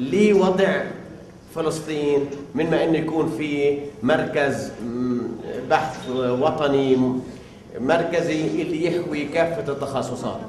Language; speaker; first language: Arabic; native; Arabic